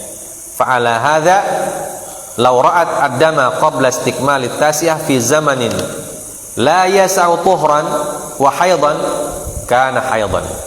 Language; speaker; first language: Arabic; non-native, fluent; Indonesian